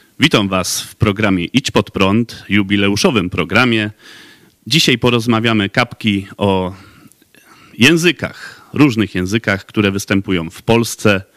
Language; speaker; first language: Polish; native; Polish